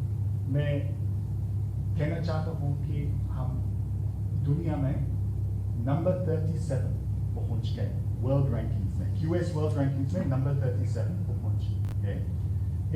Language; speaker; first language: Hindi; non-native, fluent; English